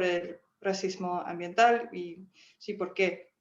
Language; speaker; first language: Spanish; non-native, fluent; English